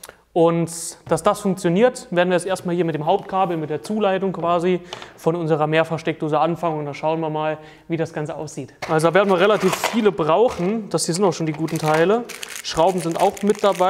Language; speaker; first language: German; native; German